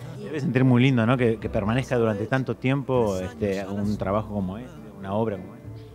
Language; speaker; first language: Spanish; native; Spanish